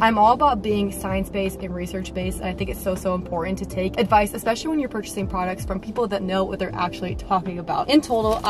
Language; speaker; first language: English; native; English